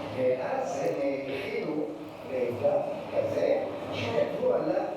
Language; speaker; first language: Hebrew; native; Hebrew